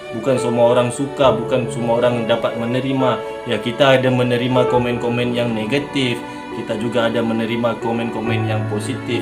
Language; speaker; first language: Malay; native; Malay